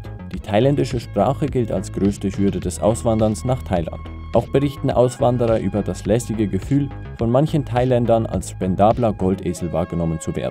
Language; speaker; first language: German; native; German